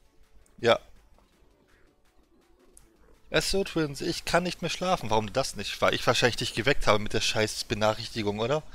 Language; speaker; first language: German; native; German